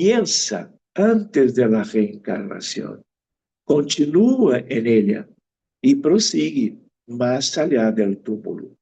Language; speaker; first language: Spanish; non-native, fluent; Portuguese